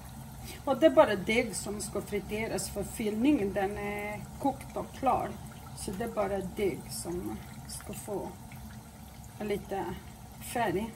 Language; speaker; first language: Swedish; non-native, fluent; Portuguese